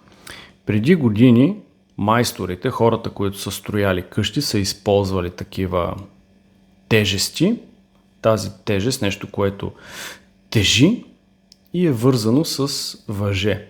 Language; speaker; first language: Bulgarian; native; Bulgarian